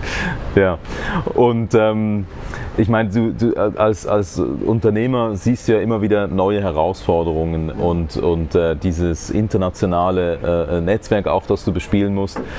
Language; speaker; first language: German; native; German